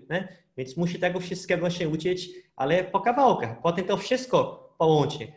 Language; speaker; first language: Polish; non-native, fluent; Portuguese